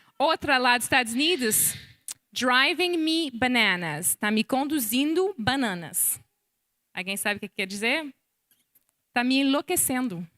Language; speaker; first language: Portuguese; non-native, fluent; English